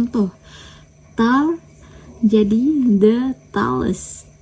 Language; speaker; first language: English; non-native, learner; Indonesian